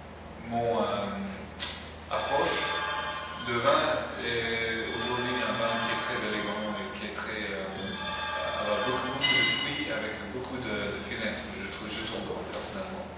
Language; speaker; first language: French; non-native, fluent; English